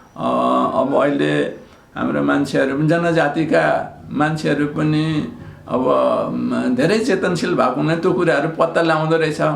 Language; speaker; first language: Nepali; non-native, local second language; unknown